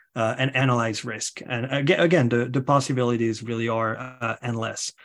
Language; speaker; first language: English; non-native, fluent; French